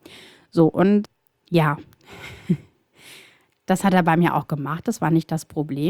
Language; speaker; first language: German; native; German